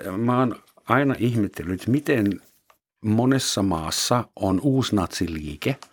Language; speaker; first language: Finnish; non-native, fluent; German